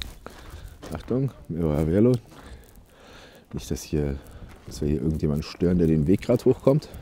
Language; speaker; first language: German; native; German